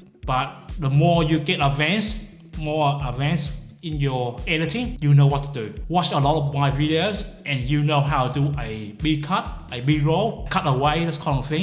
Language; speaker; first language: English; non-native, fluent; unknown